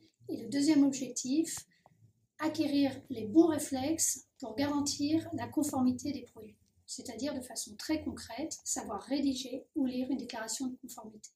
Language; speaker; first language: French; native; French